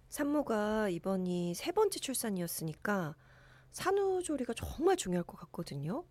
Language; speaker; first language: Korean; native; Korean